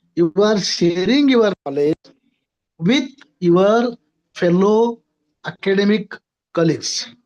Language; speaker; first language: English; non-native, local second language; Marathi